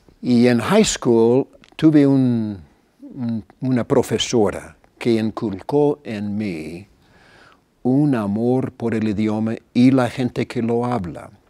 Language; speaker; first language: Spanish; non-native, fluent; English